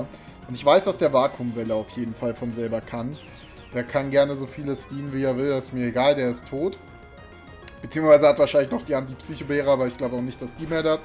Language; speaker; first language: German; native; German